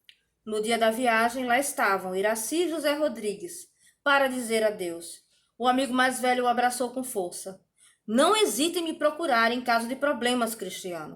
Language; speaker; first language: Portuguese; native; Portuguese